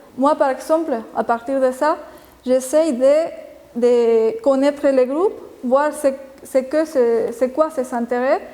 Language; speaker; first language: French; non-native, fluent; Spanish